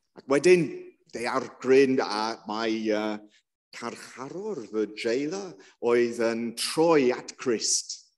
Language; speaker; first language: Welsh; non-native, local second language; English